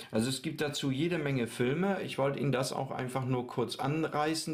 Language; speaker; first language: German; native; German